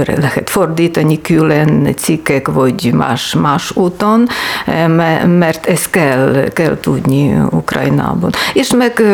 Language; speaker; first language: Hungarian; non-native, learner; Ukrainian